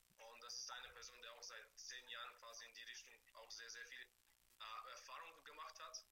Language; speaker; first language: German; non-native, fluent; Bulgarian